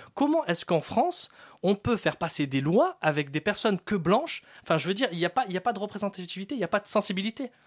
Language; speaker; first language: French; native; French